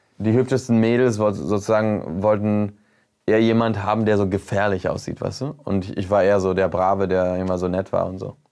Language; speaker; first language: German; early bilingual, heritage; German